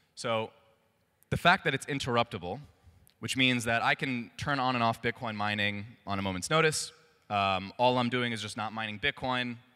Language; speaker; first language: English; native; English